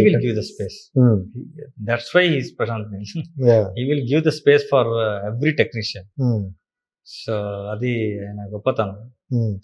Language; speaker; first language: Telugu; non-native, learner; Kannada